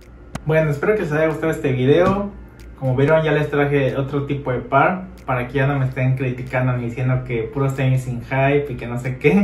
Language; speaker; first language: Spanish; native; Spanish